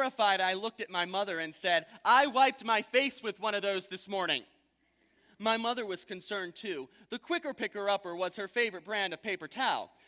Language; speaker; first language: English; native; English